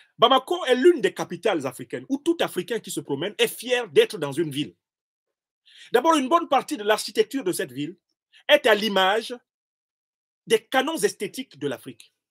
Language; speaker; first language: French; non-native, local second language; Basaa